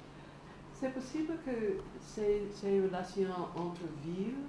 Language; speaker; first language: French; non-native, learner; English